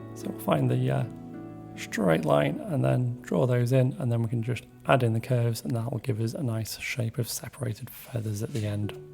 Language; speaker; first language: English; native; English